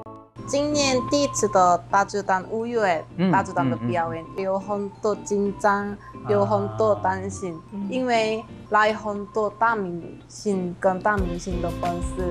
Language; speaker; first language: Chinese; non-native, learner; Korean